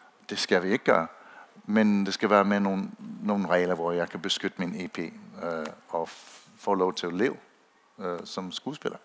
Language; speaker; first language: Danish; non-native, fluent; English